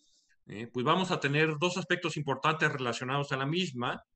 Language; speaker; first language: Spanish; native; Spanish